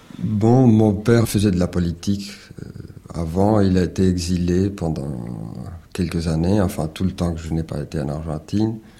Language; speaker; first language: French; early bilingual, other home language; Spanish